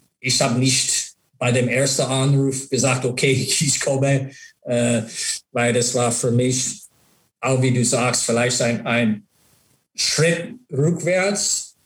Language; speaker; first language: German; non-native, learner; English